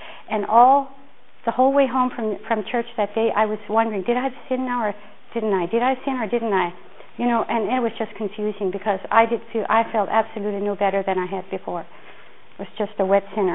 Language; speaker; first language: English; native; English